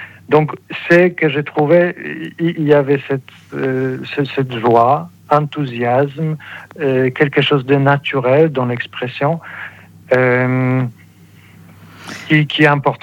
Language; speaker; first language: French; non-native, fluent; Polish